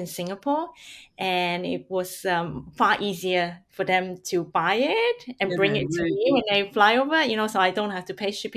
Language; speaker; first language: English; non-native, local second language; Hakka Chinese